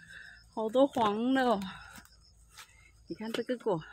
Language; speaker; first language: Chinese; native; Chinese